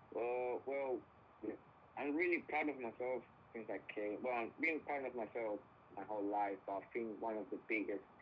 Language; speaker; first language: English; non-native, fluent; Spanish